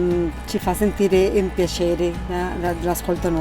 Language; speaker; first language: Italian; non-native, fluent; Spanish